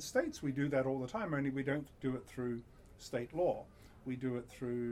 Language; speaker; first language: English; native; English